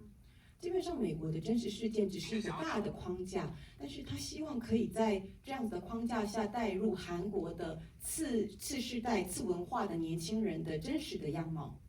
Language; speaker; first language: Chinese; native; Chinese